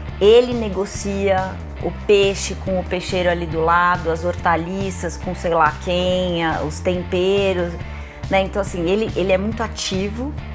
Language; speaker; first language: Portuguese; native; Portuguese